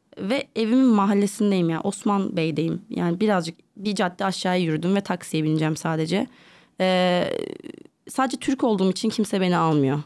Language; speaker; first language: Turkish; native; Turkish